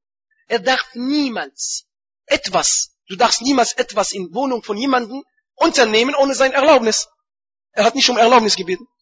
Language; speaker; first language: German; non-native, fluent; Arabic